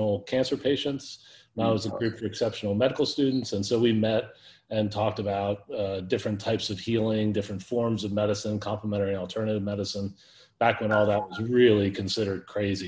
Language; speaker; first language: English; native; English